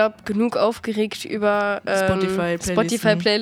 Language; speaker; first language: German; native; German